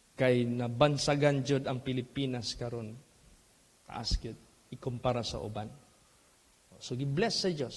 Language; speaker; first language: Cebuano; native; Cebuano